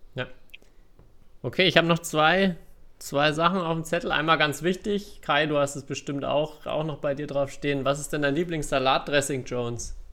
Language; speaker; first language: German; native; German